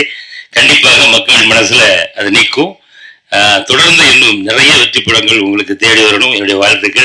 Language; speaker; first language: Tamil; native; Tamil